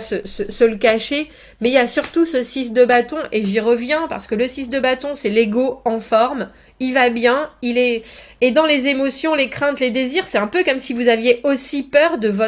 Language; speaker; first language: French; native; French